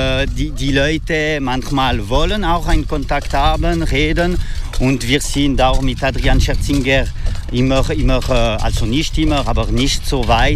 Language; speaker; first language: German; non-native, fluent; French